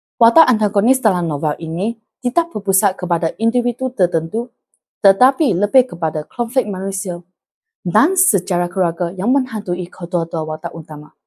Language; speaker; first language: Malay; non-native, local second language; Chinese